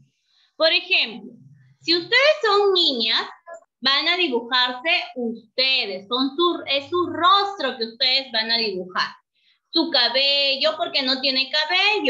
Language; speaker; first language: Spanish; native; Spanish